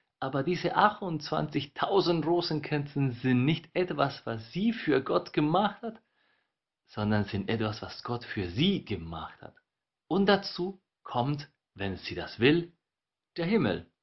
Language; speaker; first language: German; non-native, fluent; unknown